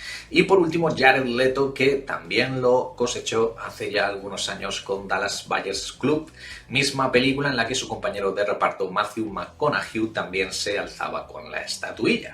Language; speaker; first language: Spanish; native; Spanish